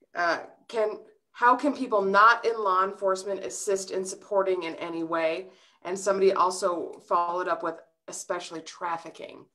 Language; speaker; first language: English; native; English